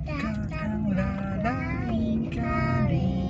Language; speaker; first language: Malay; non-native, fluent; French